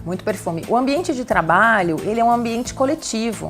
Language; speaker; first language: Portuguese; native; Portuguese